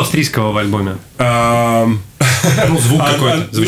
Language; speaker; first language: Russian; native; Russian